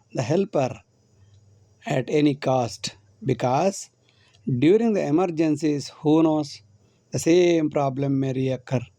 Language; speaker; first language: English; non-native, local second language; Kannada